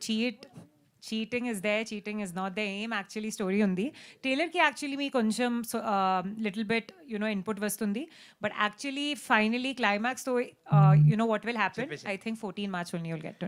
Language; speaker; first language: Telugu; non-native, learner; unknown